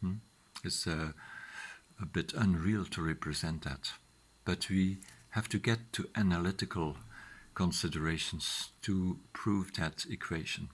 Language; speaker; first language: English; non-native, fluent; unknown